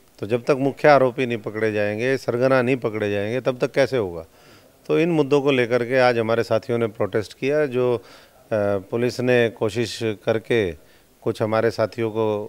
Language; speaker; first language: Hindi; native; Hindi